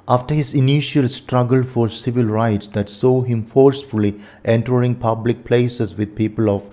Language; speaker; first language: English; non-native, local second language; Malayalam